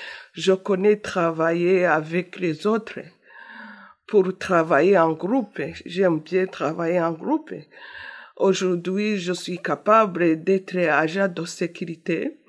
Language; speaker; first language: French; non-native, learner; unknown